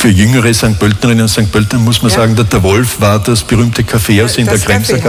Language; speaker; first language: German; native; German